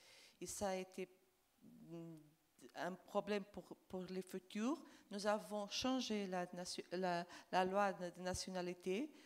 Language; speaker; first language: French; non-native, fluent; Portuguese